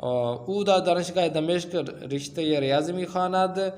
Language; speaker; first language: Persian; non-native, fluent; Urdu